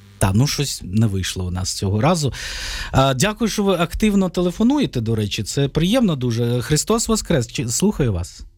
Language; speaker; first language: Ukrainian; native; Ukrainian